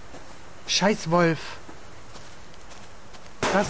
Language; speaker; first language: German; native; German